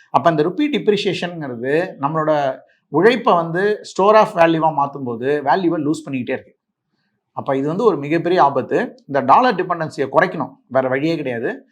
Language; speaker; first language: Tamil; native; Tamil